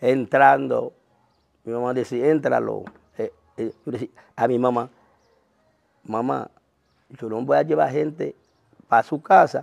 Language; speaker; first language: Spanish; non-native, learner; Haitian Creole